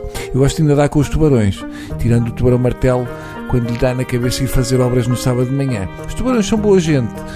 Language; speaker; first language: Portuguese; native; Portuguese